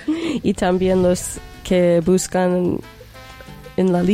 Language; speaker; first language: Spanish; non-native, learner; English